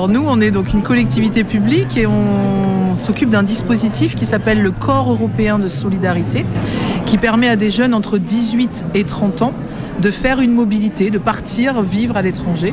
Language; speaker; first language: French; native; French